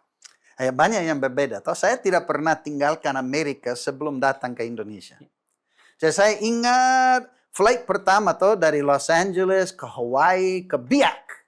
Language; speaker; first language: Indonesian; non-native, fluent; English